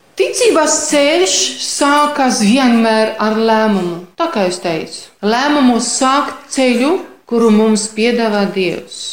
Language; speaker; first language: Latvian; non-native, fluent; Polish